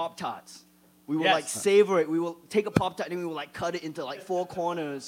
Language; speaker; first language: English; non-native, local second language; Chinese